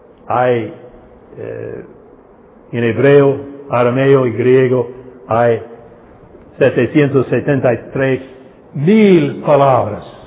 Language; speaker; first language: Spanish; non-native, fluent; English